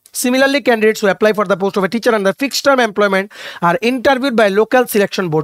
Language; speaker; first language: English; non-native, local second language; Bangla